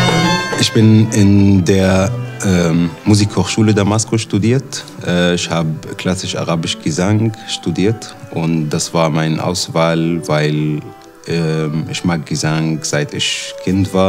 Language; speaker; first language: German; non-native, learner; Arabic